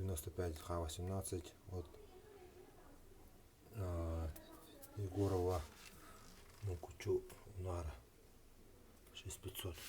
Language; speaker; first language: Russian; native; Russian